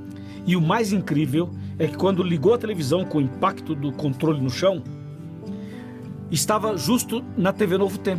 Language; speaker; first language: Portuguese; native; Portuguese